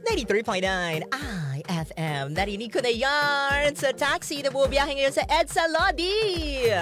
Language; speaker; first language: Filipino; non-native, local second language; Masbatenyo